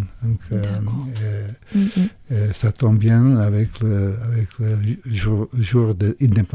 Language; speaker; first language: French; non-native, fluent; Croatian